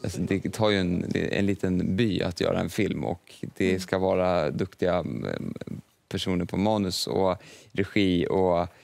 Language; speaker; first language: Swedish; native; Swedish